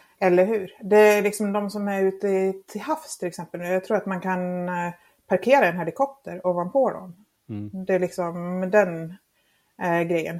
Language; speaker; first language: Swedish; non-native, fluent; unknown